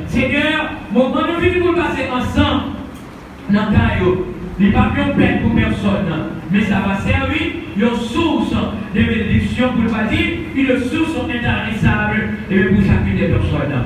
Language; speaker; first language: French; non-native, local second language; Haitian Creole